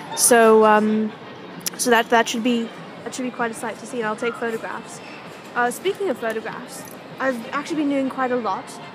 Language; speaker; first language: English; native; English